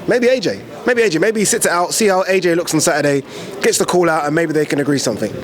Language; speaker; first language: English; native; English